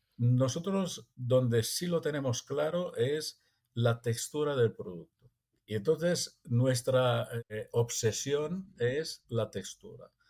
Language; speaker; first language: Spanish; non-native, fluent; Italian